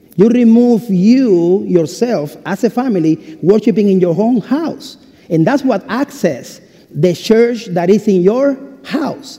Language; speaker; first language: English; non-native, fluent; Spanish